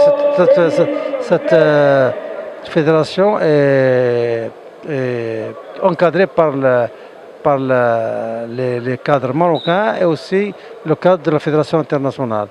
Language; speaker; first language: French; non-native, local second language; Arabic